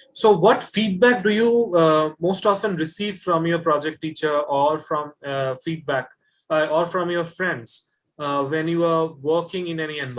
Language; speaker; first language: English; non-native, fluent; Hindi